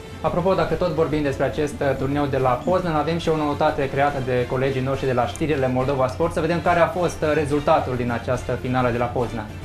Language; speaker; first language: Romanian; native; Romanian